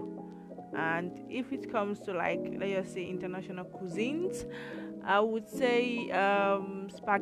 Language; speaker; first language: English; non-native, local second language; Igbo